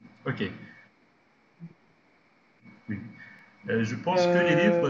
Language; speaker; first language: French; non-native, fluent; Arabic